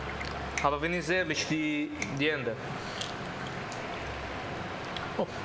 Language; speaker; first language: German; non-native, learner; Italian